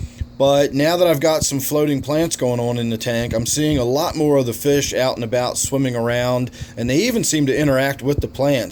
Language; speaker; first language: English; native; English